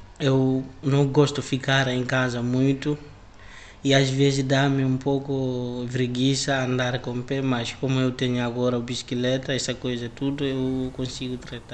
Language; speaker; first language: Portuguese; non-native, learner; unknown